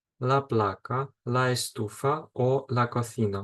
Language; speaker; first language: Spanish; non-native, fluent; Ukrainian